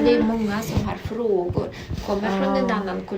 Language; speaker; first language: Swedish; non-native, local second language; Russian